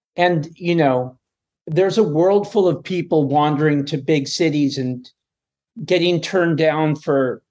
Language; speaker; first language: English; native; English